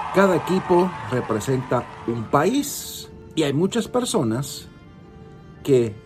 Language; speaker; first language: Spanish; early bilingual, heritage; Spanish